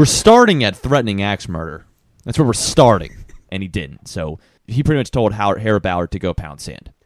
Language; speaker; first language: English; native; English